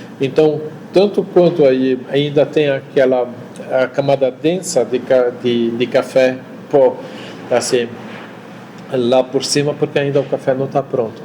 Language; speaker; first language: Portuguese; non-native, fluent; Arabic